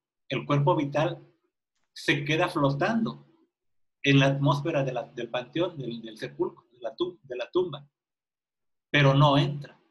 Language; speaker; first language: Spanish; native; Spanish